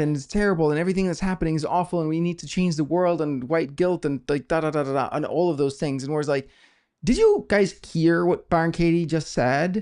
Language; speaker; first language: English; non-native, fluent; Danish